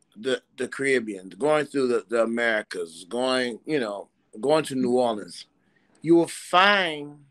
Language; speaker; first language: English; native; English